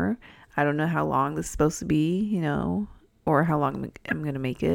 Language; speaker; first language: English; native; English